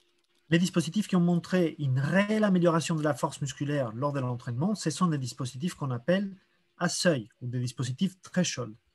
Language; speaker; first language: French; native; French